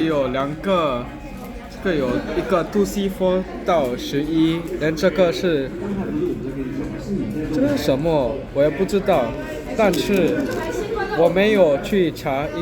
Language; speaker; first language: Chinese; non-native, learner; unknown